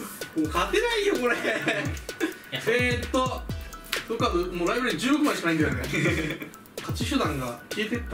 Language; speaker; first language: Japanese; native; Japanese